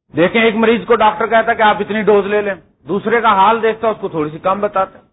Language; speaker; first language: Urdu; non-native, local second language; Punjabi